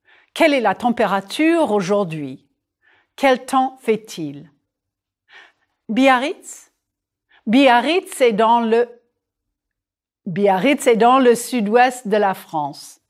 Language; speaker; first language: French; non-native, fluent; English